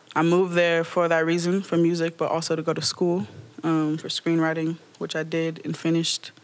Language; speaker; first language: English; native; English